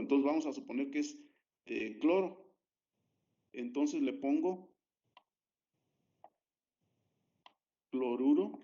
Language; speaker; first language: Spanish; native; Spanish